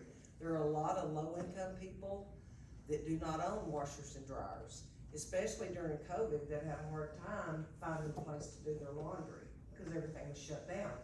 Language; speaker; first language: English; native; English